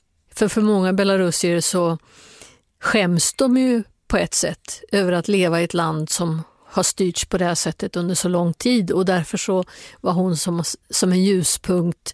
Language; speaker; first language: Swedish; native; Swedish